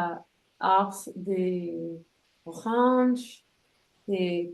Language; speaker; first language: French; non-native, learner; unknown